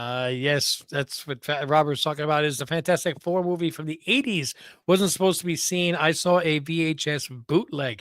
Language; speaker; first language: English; native; English